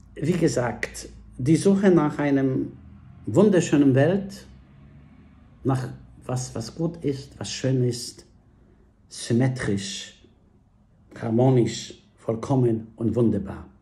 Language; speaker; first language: German; non-native, fluent; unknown